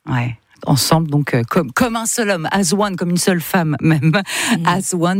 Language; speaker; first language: French; native; French